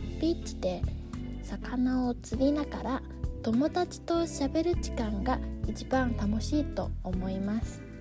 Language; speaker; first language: Japanese; non-native, learner; Chinese